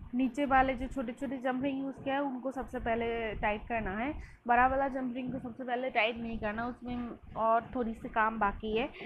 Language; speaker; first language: Hindi; non-native, local second language; Bangla